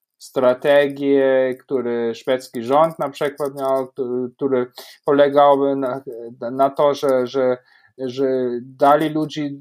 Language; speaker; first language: Polish; non-native, fluent; German